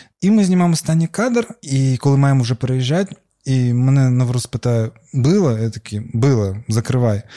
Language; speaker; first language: Ukrainian; non-native, local second language; Russian